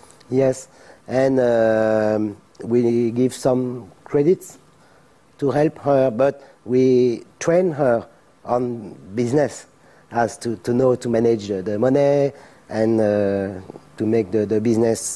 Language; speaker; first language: English; non-native, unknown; French